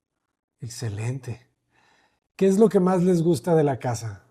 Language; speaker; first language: Spanish; native; Spanish